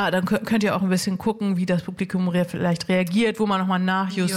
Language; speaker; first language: German; native; German